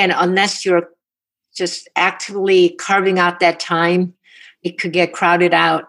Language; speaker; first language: English; non-native, fluent; Korean